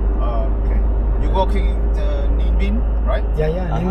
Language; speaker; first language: English; non-native, learner; Turkish